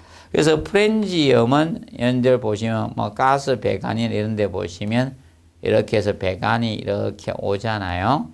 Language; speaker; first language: Korean; native; Korean